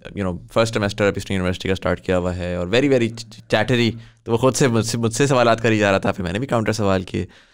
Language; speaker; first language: Urdu; native; Urdu